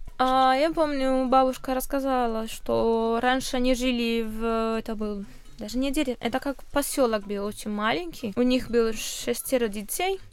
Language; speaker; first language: Russian; non-native, fluent; Spanish